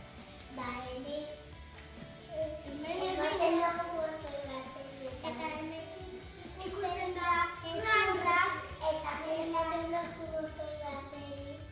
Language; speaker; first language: Basque; non-native, local second language; Spanish